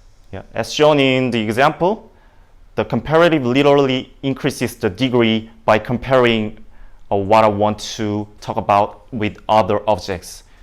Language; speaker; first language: English; non-native, learner; Indonesian